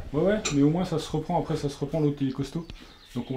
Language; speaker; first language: French; native; French